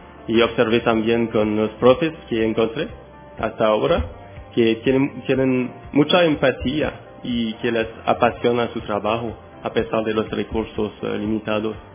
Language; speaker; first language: Spanish; non-native, fluent; French